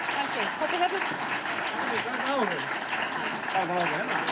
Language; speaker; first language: Icelandic; native; Icelandic